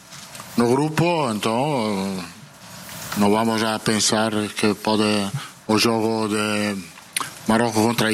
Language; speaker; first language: Portuguese; non-native, learner; Italian